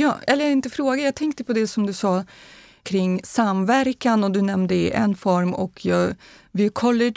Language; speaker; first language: Swedish; non-native, fluent; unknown